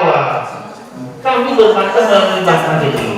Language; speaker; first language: Indonesian; native; Indonesian